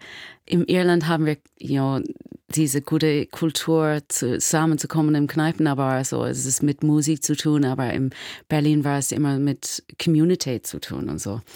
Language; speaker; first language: German; non-native, learner; English